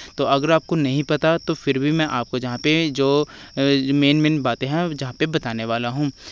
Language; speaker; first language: Hindi; non-native, local second language; Punjabi